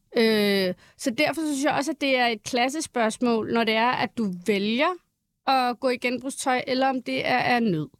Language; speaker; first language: Danish; early bilingual, other home language; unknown